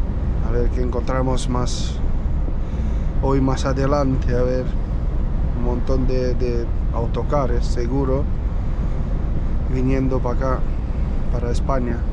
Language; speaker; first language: Spanish; non-native, local second language; Catalan